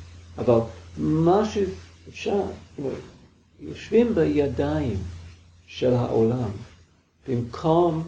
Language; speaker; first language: Hebrew; non-native, fluent; English